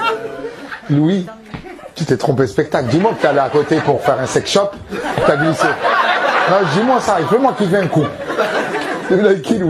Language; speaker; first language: French; native; French